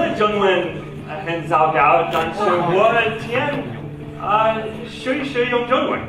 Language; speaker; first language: Chinese; non-native, learner; English